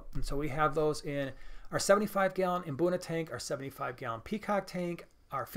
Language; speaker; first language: English; native; English